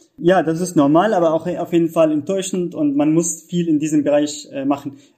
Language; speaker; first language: German; non-native, fluent; Arabic